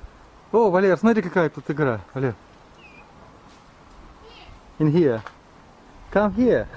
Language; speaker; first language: Russian; native; Russian